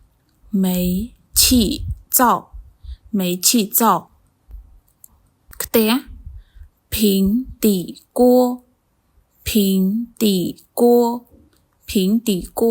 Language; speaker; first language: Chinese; non-native, fluent; Khmer